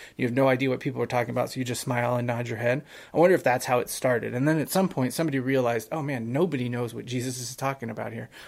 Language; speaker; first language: English; native; English